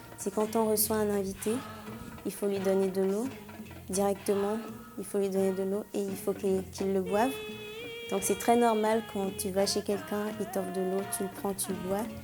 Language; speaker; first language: French; non-native, local second language; Ewe